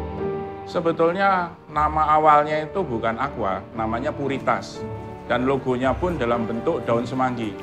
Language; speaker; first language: Indonesian; native; Indonesian